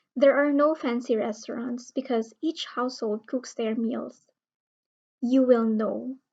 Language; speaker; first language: English; non-native, local second language; Filipino